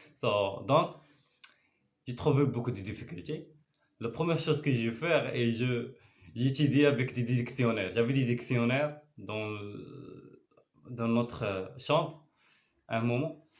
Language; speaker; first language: French; non-native, learner; Arabic